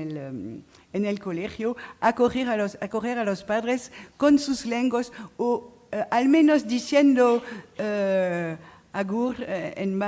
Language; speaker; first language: Spanish; non-native, fluent; French